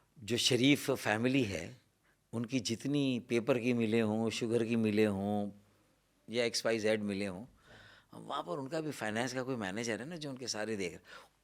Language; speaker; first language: Urdu; native; Urdu